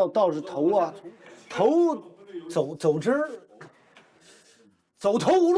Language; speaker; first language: Chinese; native; Chinese